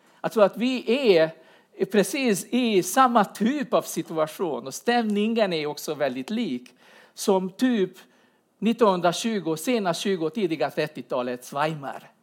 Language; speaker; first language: Swedish; non-native, fluent; Hungarian